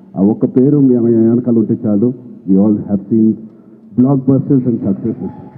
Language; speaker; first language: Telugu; native; Telugu